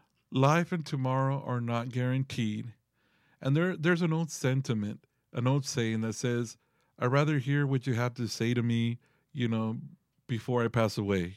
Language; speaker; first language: English; early bilingual, other home language; Spanish